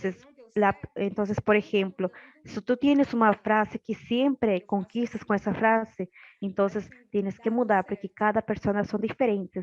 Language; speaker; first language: Spanish; non-native, learner; Portuguese